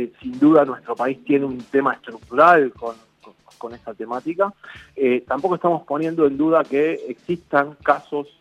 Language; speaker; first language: Spanish; native; Spanish